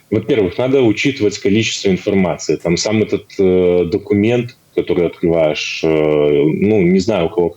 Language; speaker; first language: Russian; native; Russian